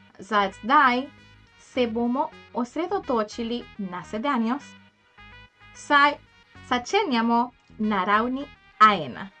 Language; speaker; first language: Slovenian; non-native, fluent; Spanish